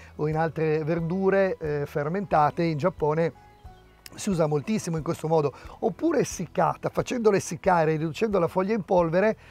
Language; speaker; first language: Italian; native; Italian